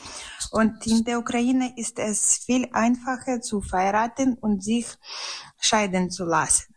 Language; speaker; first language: German; non-native, learner; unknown